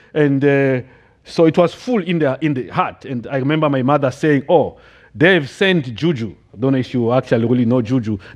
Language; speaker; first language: English; non-native, fluent; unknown